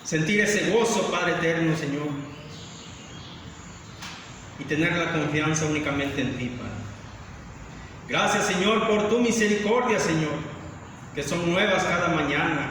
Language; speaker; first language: Spanish; native; Spanish